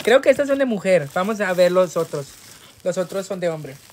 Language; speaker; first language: Spanish; early bilingual, heritage; Spanish